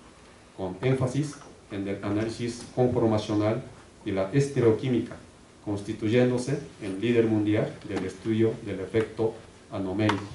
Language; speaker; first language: Spanish; native; Spanish